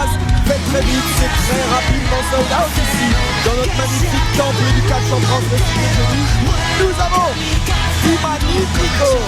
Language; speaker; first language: French; native; French